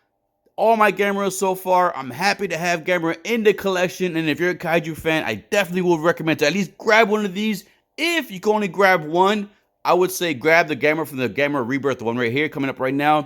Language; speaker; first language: English; native; English